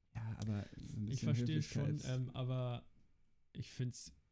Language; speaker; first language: German; early bilingual, other home language; Dutch